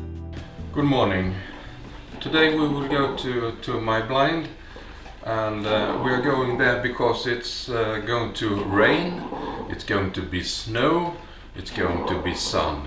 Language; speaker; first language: English; non-native, fluent; Swedish